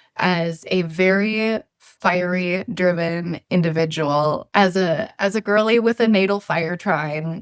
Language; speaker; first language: English; native; English